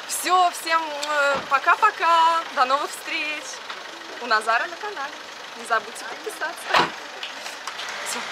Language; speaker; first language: Russian; native; Russian